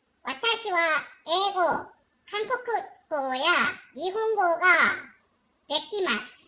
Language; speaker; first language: Japanese; non-native, learner; Korean